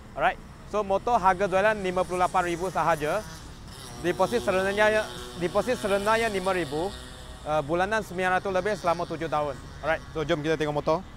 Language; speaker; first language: Malay; non-native, local second language; Chinese